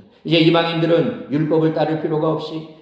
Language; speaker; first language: Korean; native; Korean